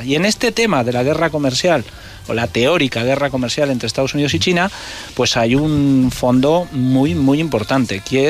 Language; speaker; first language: Spanish; native; Spanish